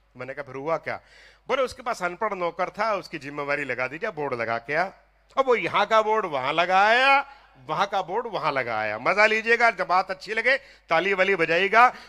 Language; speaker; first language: Hindi; non-native, local second language; Punjabi